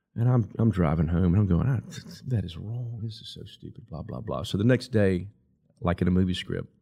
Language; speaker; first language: English; native; English